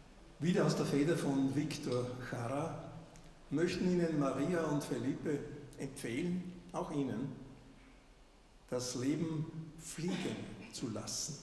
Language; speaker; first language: German; native; German